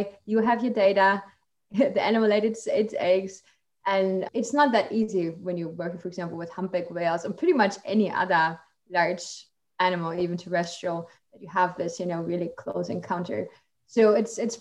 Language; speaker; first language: English; non-native, fluent; German